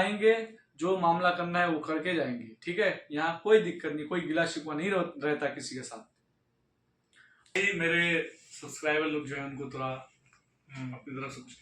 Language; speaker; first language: Hindi; native; Hindi